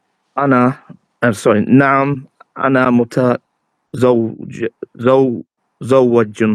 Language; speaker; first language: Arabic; non-native, learner; English